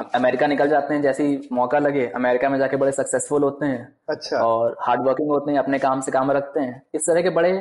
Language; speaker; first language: Hindi; native; Hindi